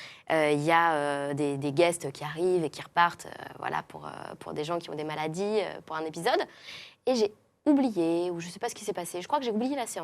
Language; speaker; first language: French; native; French